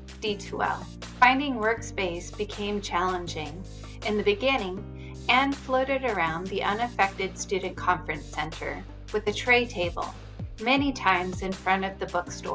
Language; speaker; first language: English; native; English